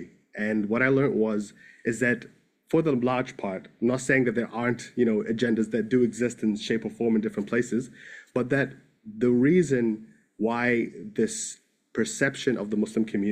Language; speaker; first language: English; native; English